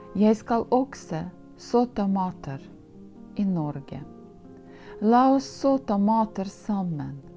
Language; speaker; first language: Norwegian; non-native, fluent; Ukrainian